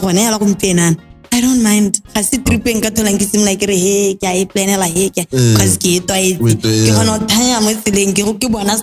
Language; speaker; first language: English; non-native, local second language; Tswana